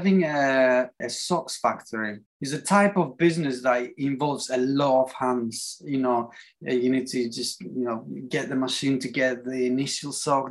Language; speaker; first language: English; non-native, fluent; Greek